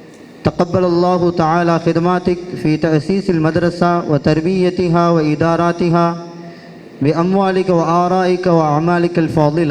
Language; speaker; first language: Arabic; non-native, fluent; Tamil